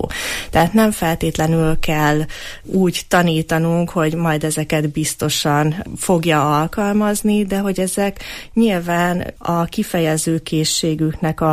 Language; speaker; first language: Hungarian; native; Hungarian